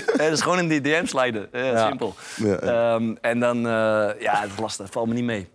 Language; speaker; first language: Dutch; native; Dutch